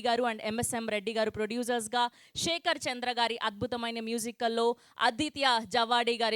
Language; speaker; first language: Telugu; native; Telugu